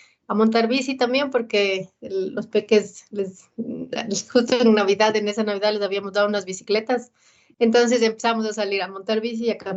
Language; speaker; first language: Spanish; native; Spanish